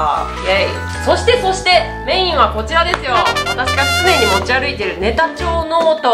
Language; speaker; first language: Japanese; native; Japanese